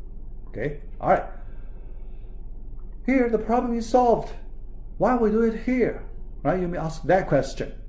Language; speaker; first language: English; non-native, fluent; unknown